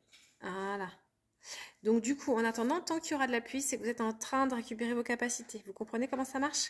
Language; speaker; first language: French; native; French